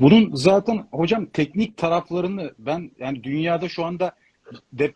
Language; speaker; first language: Turkish; native; Turkish